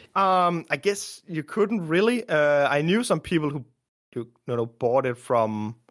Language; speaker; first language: English; non-native, fluent; Danish